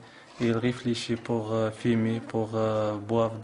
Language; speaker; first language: French; non-native, learner; Arabic